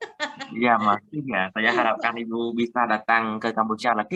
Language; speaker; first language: Indonesian; non-native, learner; Khmer